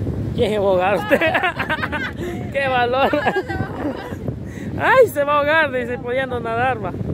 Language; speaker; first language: Spanish; native; Spanish